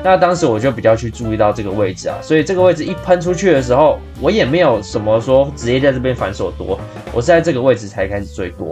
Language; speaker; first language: Chinese; native; Chinese